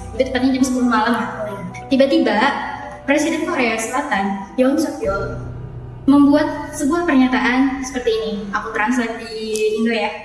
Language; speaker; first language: Indonesian; native; Indonesian